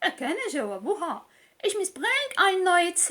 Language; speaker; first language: German; non-native, learner; Arabic